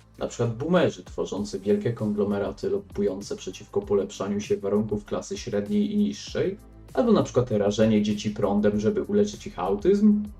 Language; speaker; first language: Polish; native; Polish